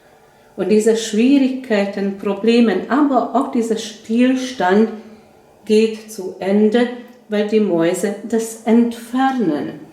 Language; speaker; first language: German; non-native, fluent; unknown